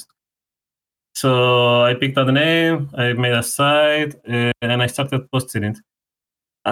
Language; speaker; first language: English; non-native, fluent; Spanish